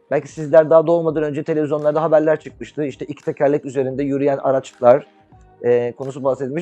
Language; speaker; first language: Turkish; native; Turkish